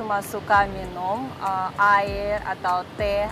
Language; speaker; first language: Indonesian; non-native, fluent; Russian